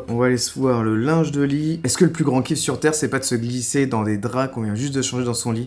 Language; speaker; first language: French; native; French